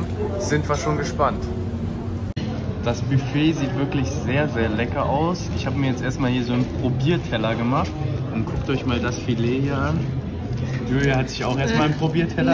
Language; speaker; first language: German; native; German